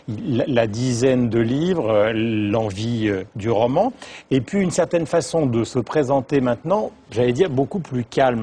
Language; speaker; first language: French; native; French